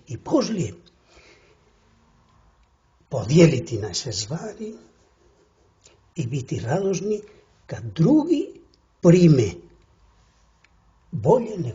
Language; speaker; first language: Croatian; non-native, fluent; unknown